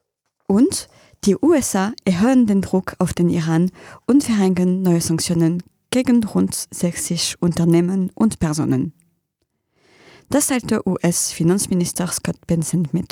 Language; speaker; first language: German; non-native, fluent; French